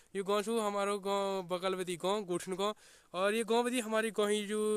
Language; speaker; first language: Hindi; native; Hindi